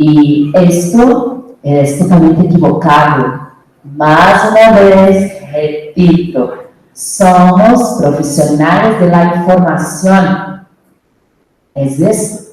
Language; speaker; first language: Spanish; non-native, fluent; Portuguese